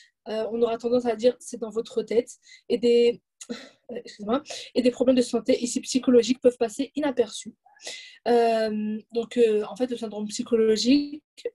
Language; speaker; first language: French; native; French